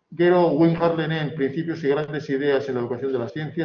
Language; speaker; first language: Spanish; non-native, local second language; Basque